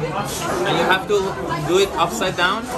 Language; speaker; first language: English; non-native, fluent; Persian